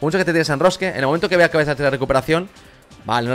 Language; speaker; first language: Spanish; native; Spanish